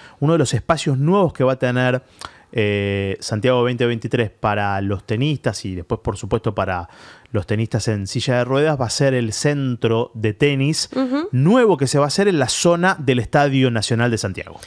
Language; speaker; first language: Spanish; native; Spanish